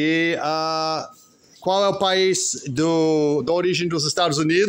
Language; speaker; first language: Portuguese; non-native, fluent; English